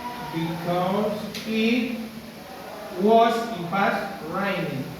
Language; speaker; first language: English; non-native, learner; Spanish